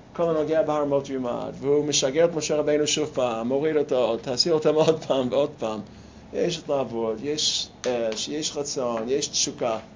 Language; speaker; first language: Hebrew; non-native, fluent; English